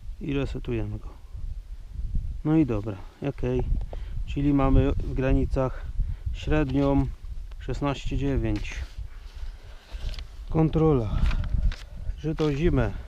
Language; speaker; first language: Polish; native; Polish